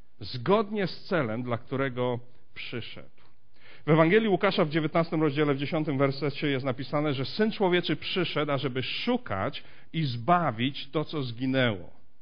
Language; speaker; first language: Polish; native; Polish